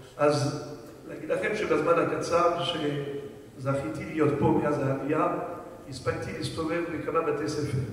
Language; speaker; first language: Hebrew; non-native, fluent; French